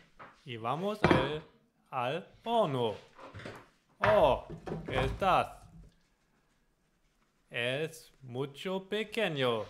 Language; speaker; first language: Spanish; non-native, learner; German